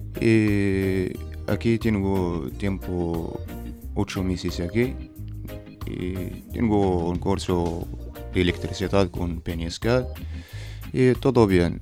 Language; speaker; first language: Spanish; non-native, learner; Berber languages